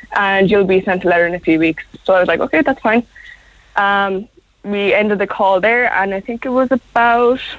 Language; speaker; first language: English; native; English